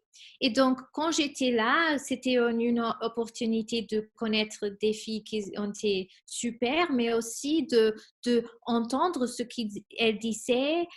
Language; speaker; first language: French; non-native, fluent; Spanish